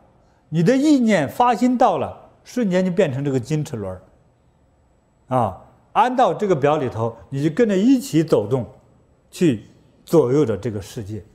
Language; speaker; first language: Chinese; native; Chinese